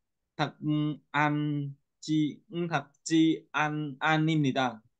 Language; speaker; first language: Korean; non-native, learner; Vietnamese